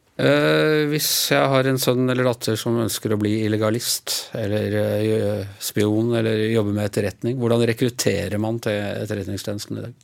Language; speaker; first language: Norwegian; native; Norwegian